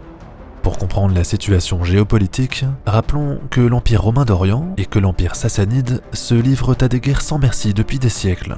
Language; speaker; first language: French; native; French